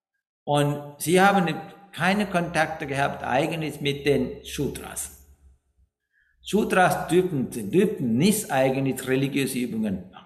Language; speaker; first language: German; non-native, fluent; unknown